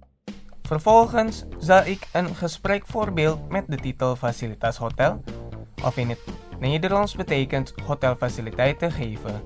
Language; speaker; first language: Dutch; non-native, fluent; Indonesian